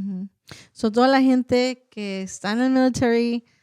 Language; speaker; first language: Spanish; early bilingual, heritage; Spanish